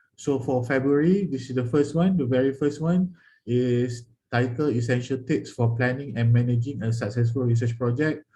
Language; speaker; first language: English; non-native, local second language; Malay